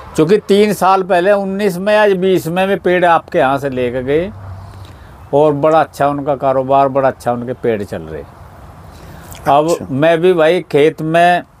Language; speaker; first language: Hindi; native; Hindi